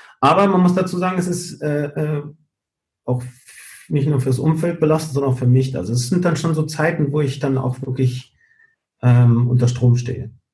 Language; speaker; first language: German; early bilingual, heritage; German